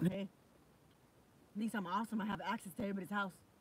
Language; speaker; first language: English; native; English